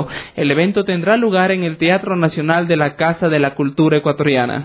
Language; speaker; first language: Spanish; native; Spanish